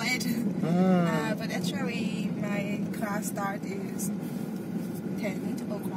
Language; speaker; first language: English; non-native, fluent; Lao